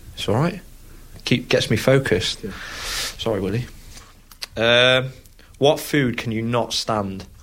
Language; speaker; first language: English; native; English